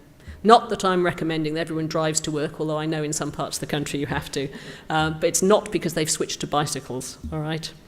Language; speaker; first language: English; native; English